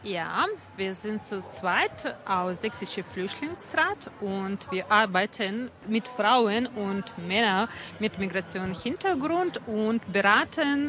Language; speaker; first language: German; non-native, learner; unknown